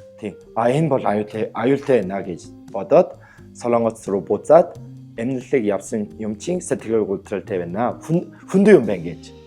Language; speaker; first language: Mongolian; non-native, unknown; Korean